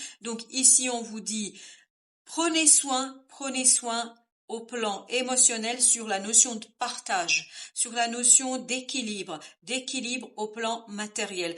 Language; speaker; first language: French; native; French